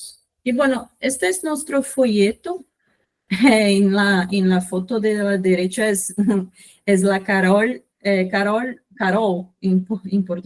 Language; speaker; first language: Spanish; non-native, fluent; Portuguese